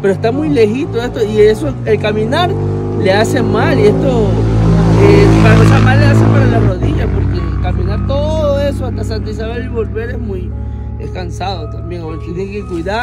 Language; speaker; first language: Spanish; native; Spanish